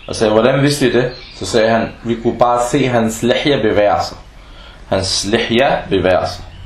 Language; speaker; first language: Danish; non-native, fluent; Arabic